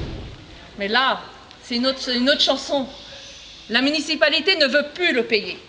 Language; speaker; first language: French; native; French